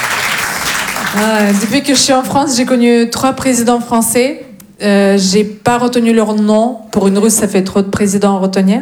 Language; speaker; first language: French; non-native, fluent; Russian